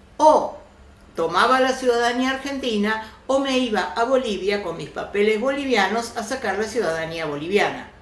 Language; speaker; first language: Spanish; early bilingual, other home language; Yiddish